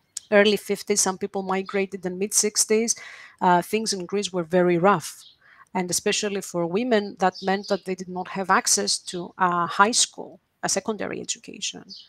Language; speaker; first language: English; non-native, fluent; Greek